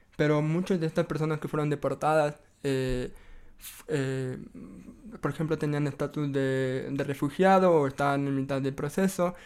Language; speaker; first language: Spanish; native; Spanish